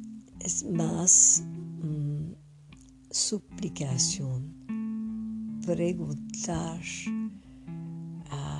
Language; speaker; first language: Spanish; non-native, fluent; French